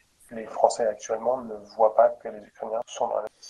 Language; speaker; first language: French; native; French